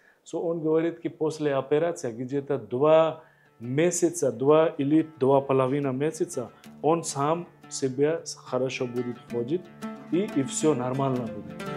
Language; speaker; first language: Russian; non-native, learner; Hindi